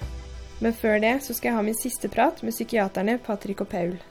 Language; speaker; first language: Norwegian; native; Norwegian